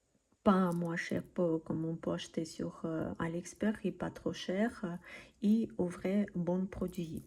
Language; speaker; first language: French; non-native, learner; Russian